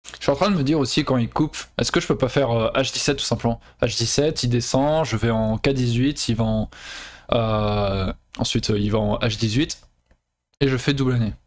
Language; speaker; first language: French; native; French